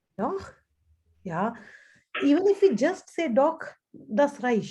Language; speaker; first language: German; non-native, fluent; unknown